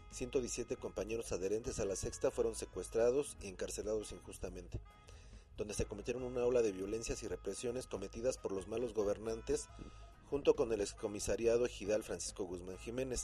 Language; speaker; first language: Spanish; native; Spanish